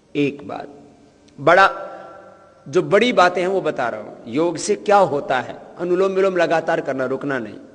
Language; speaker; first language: Hindi; native; Hindi